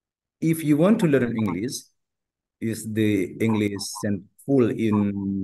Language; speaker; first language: English; non-native, learner; Indonesian